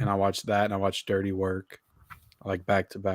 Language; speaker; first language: English; native; English